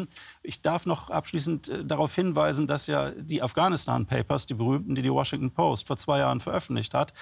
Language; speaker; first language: German; native; German